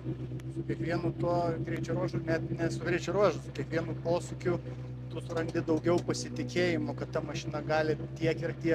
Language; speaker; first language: Lithuanian; native; Lithuanian